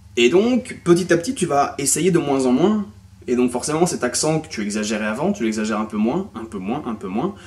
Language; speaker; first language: French; native; French